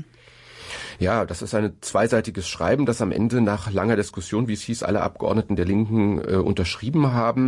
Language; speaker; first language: German; native; German